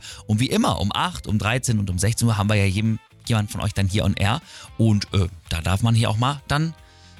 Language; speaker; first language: German; native; German